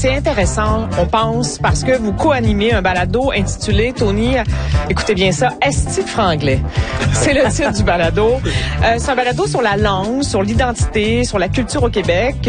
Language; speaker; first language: French; native; French